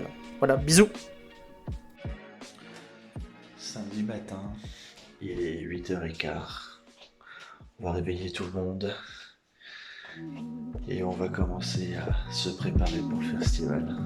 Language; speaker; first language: French; native; French